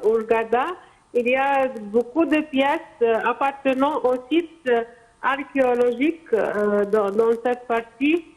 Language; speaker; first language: French; non-native, fluent; Arabic